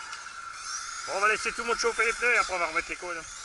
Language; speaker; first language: French; native; French